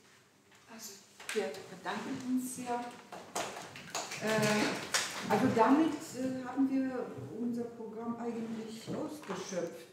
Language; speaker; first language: German; non-native, fluent; Ukrainian